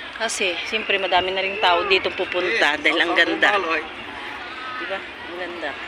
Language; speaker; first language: Filipino; non-native, local second language; Cebuano